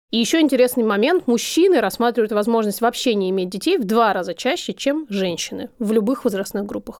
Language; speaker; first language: Russian; native; Russian